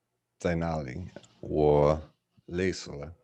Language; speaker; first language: Chinese; non-native, learner; English